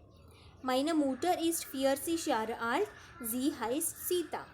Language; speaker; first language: German; non-native, fluent; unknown